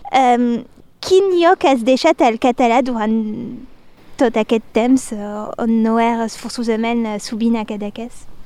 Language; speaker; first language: Catalan; non-native, local second language; French